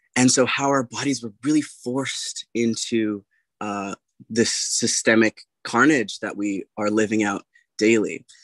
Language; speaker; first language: English; native; English